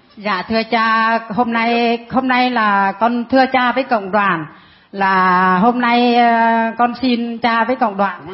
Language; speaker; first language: Vietnamese; non-native, local second language; Muong